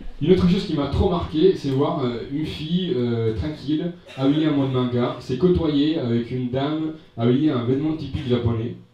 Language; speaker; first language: French; non-native, fluent; Spanish